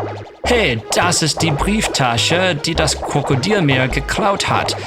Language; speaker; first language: German; non-native, learner; English